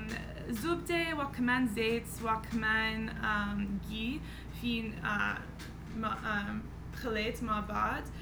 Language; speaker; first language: Arabic; non-native, learner; English